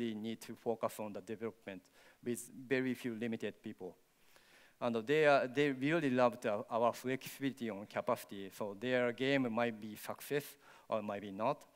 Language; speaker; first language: English; non-native, learner; Japanese